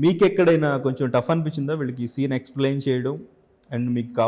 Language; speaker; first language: Telugu; native; Telugu